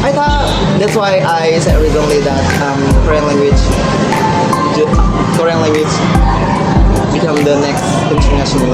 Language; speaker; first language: English; non-native, learner; Indonesian